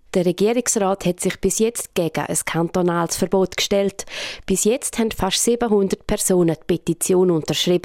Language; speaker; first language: German; native; German